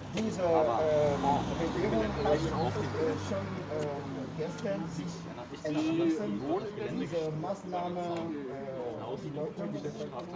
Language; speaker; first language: German; non-native, learner; French